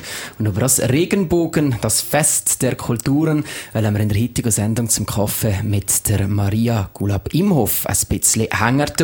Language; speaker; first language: German; native; German